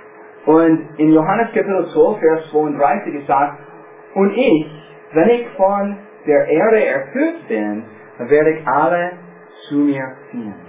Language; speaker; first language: German; non-native, fluent; English